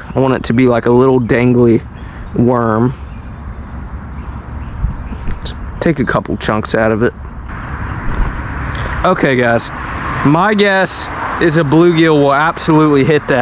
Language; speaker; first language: English; native; English